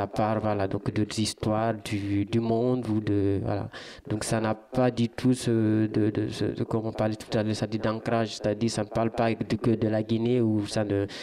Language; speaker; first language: French; non-native, local second language; Fula